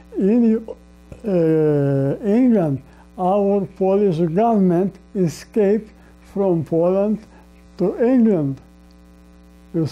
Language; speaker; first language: English; non-native, learner; Polish